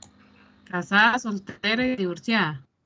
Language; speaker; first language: Spanish; native; Spanish